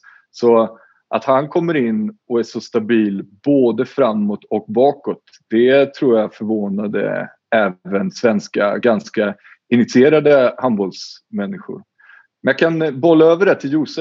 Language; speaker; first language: Swedish; native; Swedish